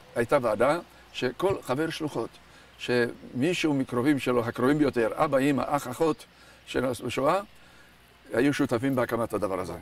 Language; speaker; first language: Hebrew; non-native, fluent; Hungarian